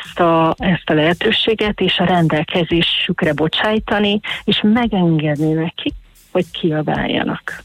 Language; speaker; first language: Hungarian; native; Hungarian